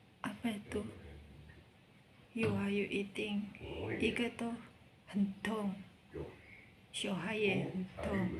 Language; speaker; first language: Chinese; non-native, learner; Indonesian